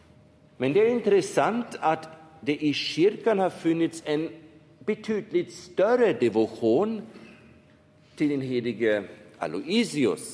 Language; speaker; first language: Swedish; non-native, fluent; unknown